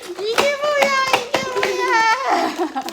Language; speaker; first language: Korean; native; Korean